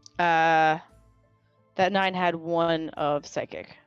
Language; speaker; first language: English; native; English